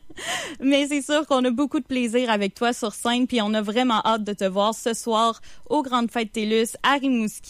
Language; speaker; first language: French; native; French